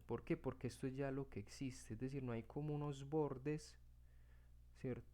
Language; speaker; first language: Spanish; native; Spanish